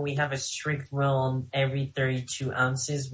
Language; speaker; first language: English; non-native, fluent; French